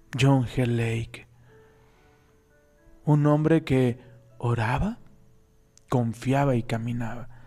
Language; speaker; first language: Spanish; native; Spanish